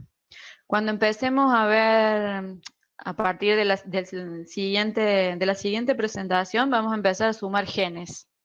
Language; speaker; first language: Spanish; native; Spanish